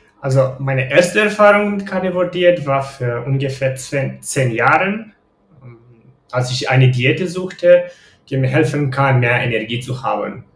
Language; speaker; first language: German; non-native, fluent; Romanian